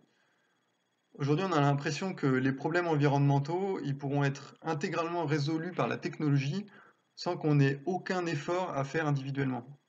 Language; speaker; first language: French; native; French